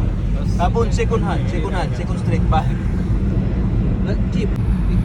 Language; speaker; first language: English; non-native, learner; Japanese